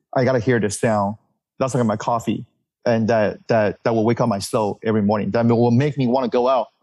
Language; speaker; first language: English; early bilingual, other home language; Chinese